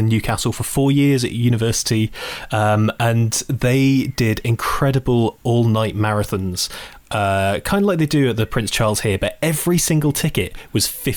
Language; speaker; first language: English; native; English